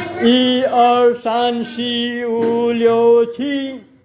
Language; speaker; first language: Chinese; non-native, learner; Nepali